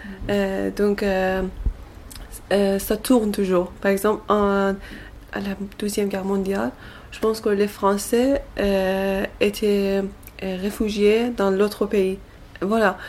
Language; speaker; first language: French; non-native, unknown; Persian